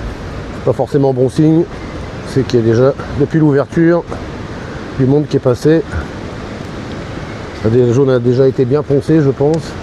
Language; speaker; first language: French; native; French